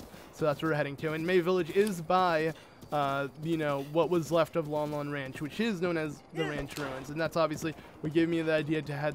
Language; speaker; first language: English; native; English